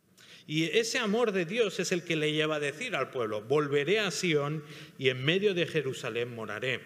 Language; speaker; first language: Spanish; native; Spanish